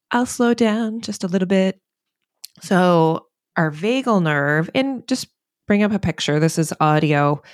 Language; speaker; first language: English; native; English